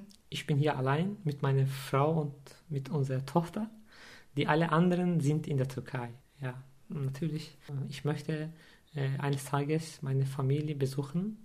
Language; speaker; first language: German; non-native, fluent; Turkish